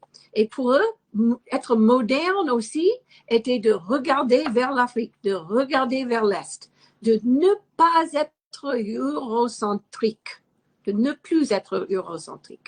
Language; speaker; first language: French; non-native, fluent; English